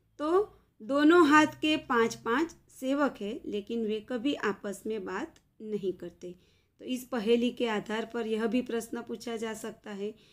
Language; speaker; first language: Hindi; non-native, local second language; Gujarati